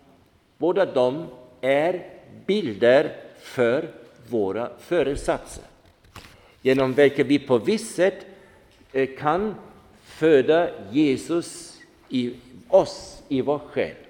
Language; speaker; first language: Swedish; non-native, fluent; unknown